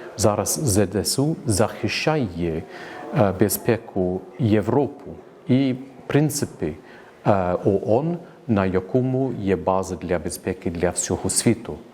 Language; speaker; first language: Ukrainian; non-native, fluent; English